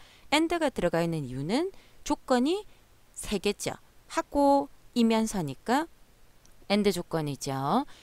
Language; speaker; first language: Korean; native; Korean